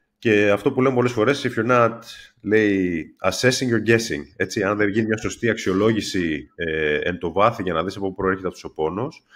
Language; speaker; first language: Greek; native; Greek